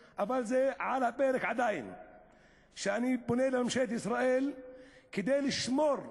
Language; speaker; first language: Hebrew; non-native, local second language; Arabic